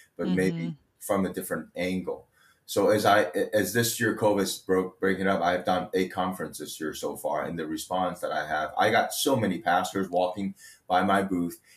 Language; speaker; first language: English; early bilingual, other home language; Chinese